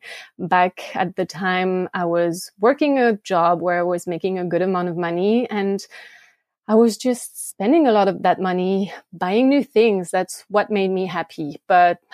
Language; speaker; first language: English; non-native, fluent; French